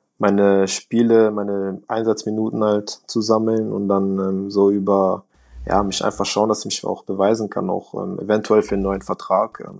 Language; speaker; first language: German; early bilingual, other home language; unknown